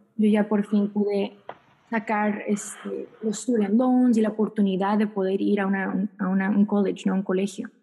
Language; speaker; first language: Spanish; early bilingual, heritage; Spanish